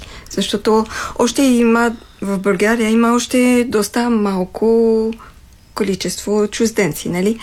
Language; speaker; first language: Bulgarian; non-native, fluent; French